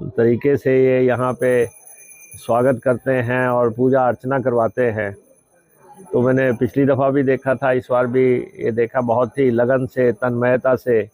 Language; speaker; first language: Hindi; native; Hindi